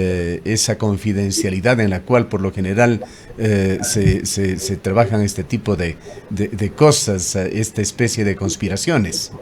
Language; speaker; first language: Spanish; native; Spanish